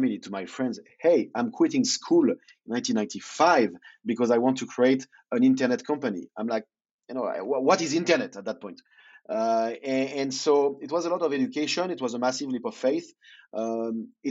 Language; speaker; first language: English; non-native, fluent; French